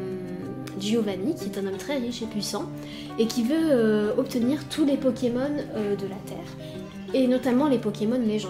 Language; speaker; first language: French; native; French